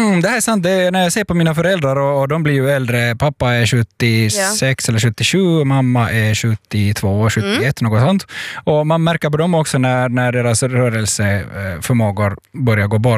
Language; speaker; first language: Swedish; native; Swedish